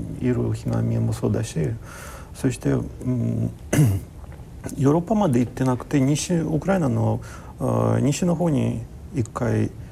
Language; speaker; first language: Japanese; non-native, fluent; Ukrainian